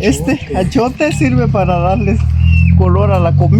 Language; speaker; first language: Spanish; native; Spanish